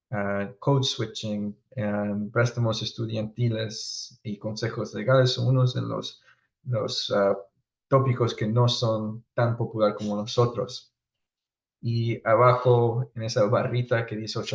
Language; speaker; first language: Spanish; early bilingual, heritage; Spanish